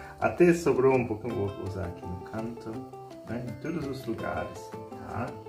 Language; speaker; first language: Portuguese; non-native, learner; German